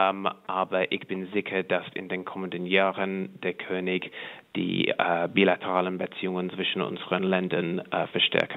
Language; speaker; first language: German; non-native, fluent; English